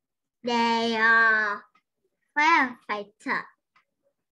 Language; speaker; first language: English; non-native, learner; Vietnamese